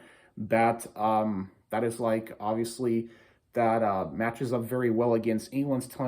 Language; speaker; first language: English; native; English